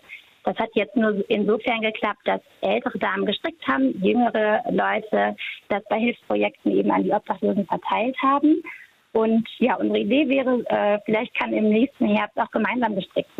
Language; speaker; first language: German; native; German